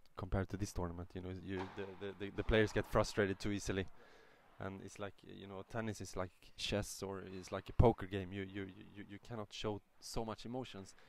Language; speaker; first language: English; non-native, fluent; Swedish